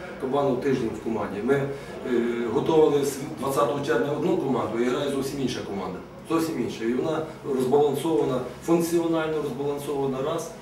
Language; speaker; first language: Ukrainian; native; Ukrainian